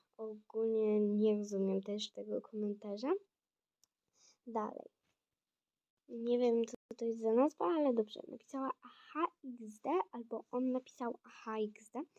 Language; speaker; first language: Polish; non-native, fluent; Ukrainian